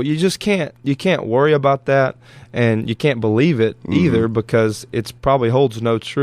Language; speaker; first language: English; native; English